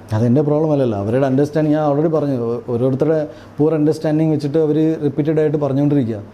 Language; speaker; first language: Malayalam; early bilingual, heritage; Malayalam